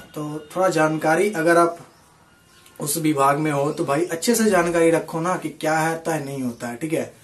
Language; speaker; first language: Hindi; native; Hindi